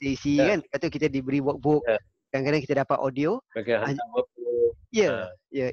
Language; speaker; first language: Malay; native; Malay